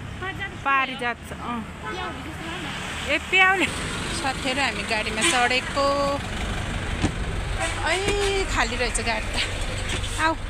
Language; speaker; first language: Nepali; native; Nepali